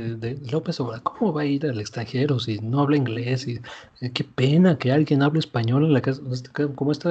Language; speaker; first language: Spanish; native; Spanish